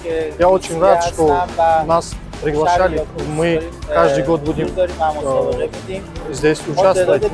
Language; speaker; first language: Russian; non-native, fluent; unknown